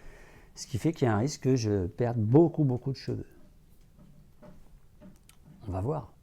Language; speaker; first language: French; native; French